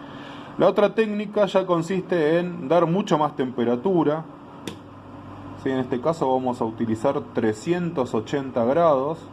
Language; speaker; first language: Spanish; native; Spanish